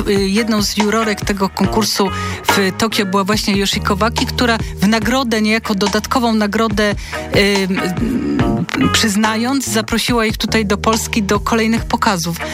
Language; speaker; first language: Polish; native; Polish